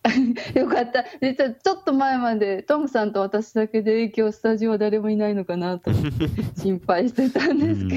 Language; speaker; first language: Japanese; native; Japanese